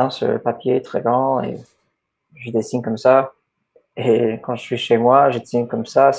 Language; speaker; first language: French; non-native, fluent; English